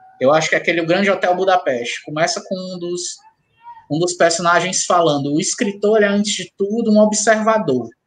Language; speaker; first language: Portuguese; native; Portuguese